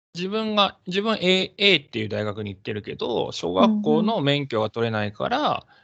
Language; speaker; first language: Japanese; native; Japanese